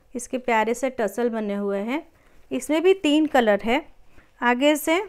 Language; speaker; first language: Hindi; non-native, local second language; Marathi